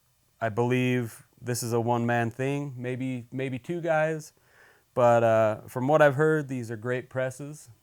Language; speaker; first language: English; native; English